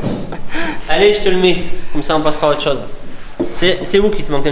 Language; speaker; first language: French; native; French